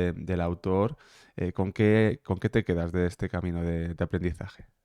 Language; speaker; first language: Spanish; native; Spanish